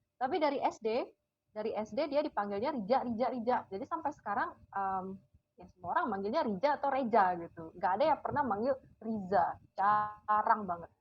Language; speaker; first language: Indonesian; native; Indonesian